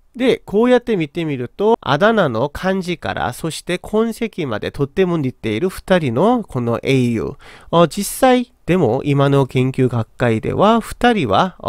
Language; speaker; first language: Japanese; non-native, fluent; Korean